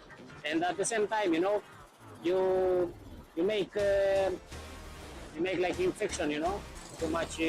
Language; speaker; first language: English; non-native, learner; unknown